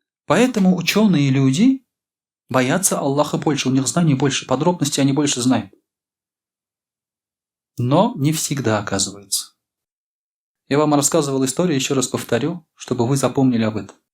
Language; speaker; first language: Russian; non-native, local second language; Tatar